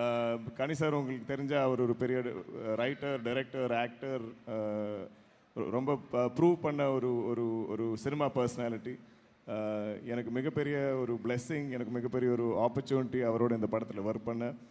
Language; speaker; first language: Tamil; non-native, fluent; Malayalam